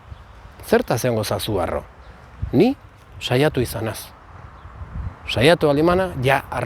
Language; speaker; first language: Basque; native; Basque